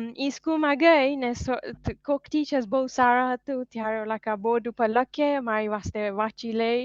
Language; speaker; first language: Gujarati; early bilingual, heritage; Gujarati